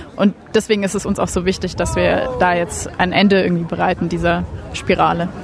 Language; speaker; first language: German; native; German